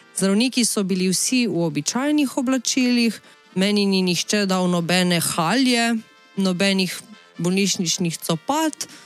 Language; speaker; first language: Slovenian; native; Slovenian